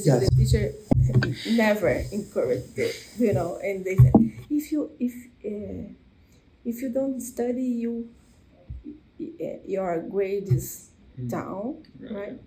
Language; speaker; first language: English; non-native, learner; Portuguese